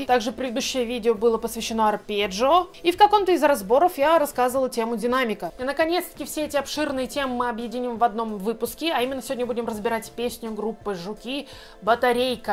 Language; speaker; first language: Russian; native; Russian